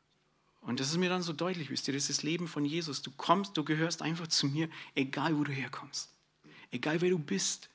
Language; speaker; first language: German; native; German